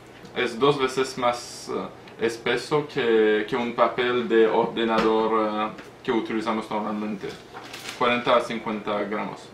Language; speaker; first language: Spanish; non-native, learner; French